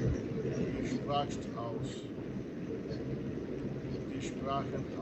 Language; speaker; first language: German; non-native, fluent; Portuguese